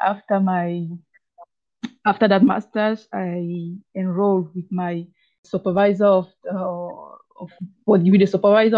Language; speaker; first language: English; non-native, local second language; French